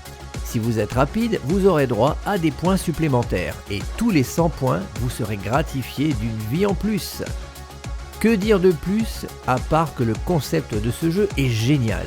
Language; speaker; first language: French; native; French